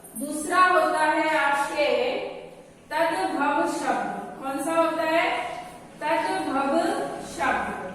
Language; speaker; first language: Hindi; native; Hindi